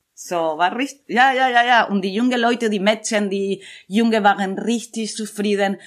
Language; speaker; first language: German; non-native, learner; Spanish